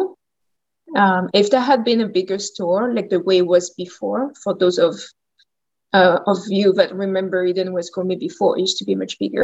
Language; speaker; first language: English; non-native, fluent; French